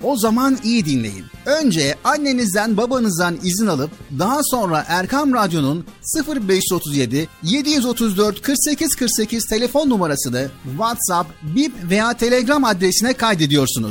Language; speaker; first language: Turkish; native; Turkish